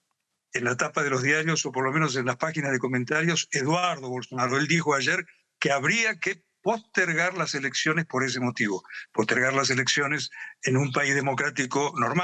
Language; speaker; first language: Spanish; native; Spanish